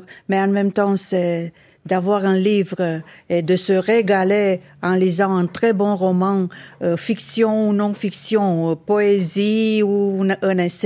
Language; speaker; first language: French; non-native, fluent; Romanian